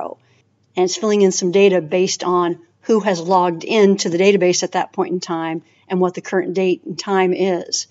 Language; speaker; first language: English; native; English